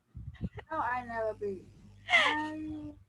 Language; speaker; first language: English; non-native, learner; Vietnamese